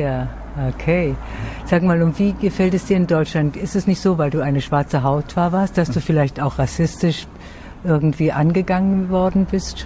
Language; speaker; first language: German; native; German